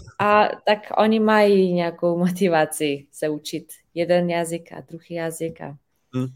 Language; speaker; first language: Czech; non-native, fluent; Slovenian